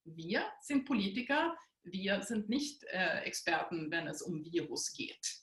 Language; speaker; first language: German; non-native, fluent; Swedish